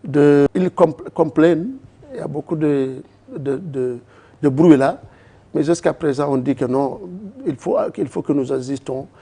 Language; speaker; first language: French; non-native, learner; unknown